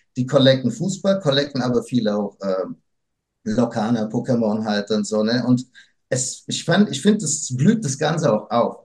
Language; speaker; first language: German; early bilingual, other home language; Portuguese